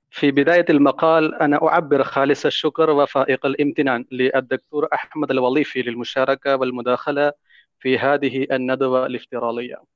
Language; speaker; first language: Arabic; non-native, fluent; Indonesian